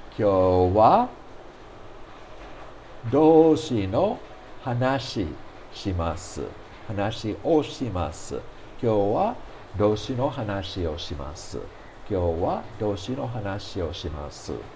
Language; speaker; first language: Japanese; non-native, fluent; English